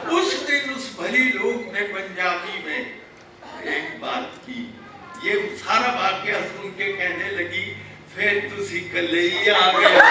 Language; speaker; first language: Urdu; non-native, local second language; Punjabi